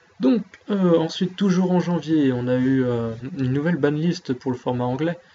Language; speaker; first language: French; native; French